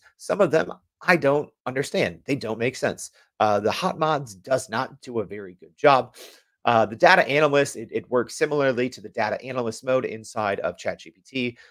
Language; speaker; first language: English; native; English